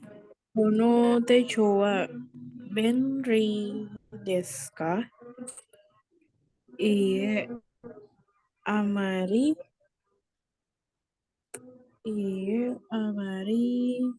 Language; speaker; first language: Japanese; non-native, learner; Indonesian